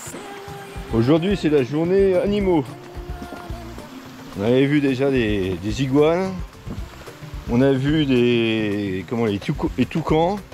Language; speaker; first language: French; native; French